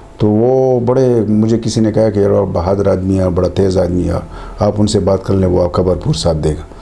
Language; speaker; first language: Urdu; non-native, local second language; Northern Hindko